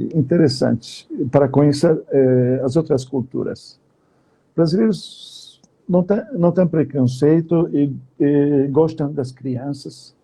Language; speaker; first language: Portuguese; non-native, fluent; Turkish